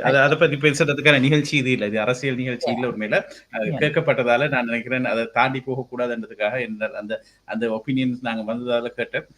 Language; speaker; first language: Tamil; native; Tamil